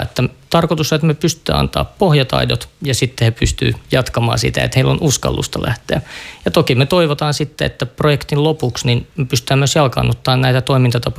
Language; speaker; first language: Finnish; native; Finnish